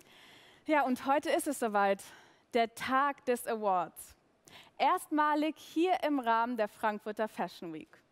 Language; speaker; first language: German; native; German